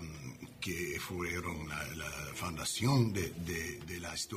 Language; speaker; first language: Spanish; non-native, learner; English